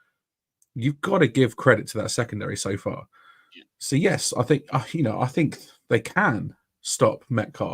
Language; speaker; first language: English; native; English